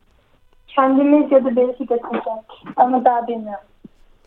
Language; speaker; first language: Turkish; early bilingual, heritage; Turkish